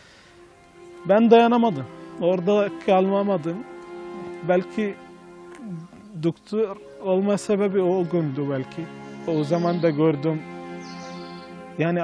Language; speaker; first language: Turkish; non-native, fluent; Arabic